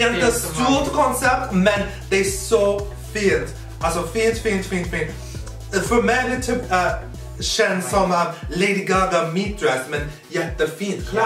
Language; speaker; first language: Swedish; non-native, fluent; English